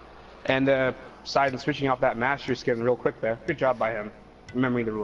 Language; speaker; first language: English; native; English